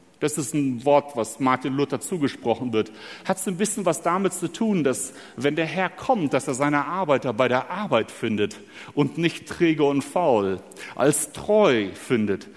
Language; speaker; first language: German; early bilingual, other home language; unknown